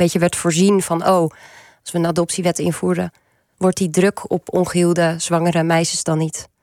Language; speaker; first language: Dutch; native; Dutch